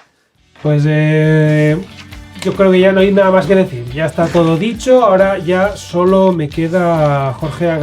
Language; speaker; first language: Spanish; native; Spanish